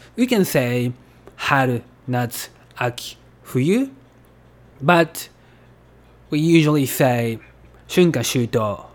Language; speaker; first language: English; non-native, fluent; Japanese